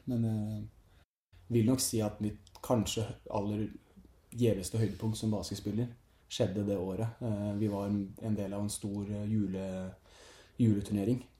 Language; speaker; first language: Norwegian; native; Norwegian